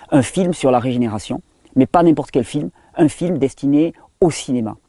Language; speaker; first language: French; native; French